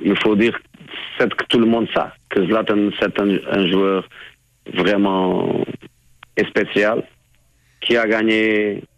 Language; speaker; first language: French; non-native, fluent; Portuguese